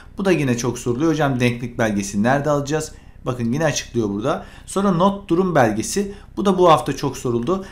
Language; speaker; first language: Turkish; native; Turkish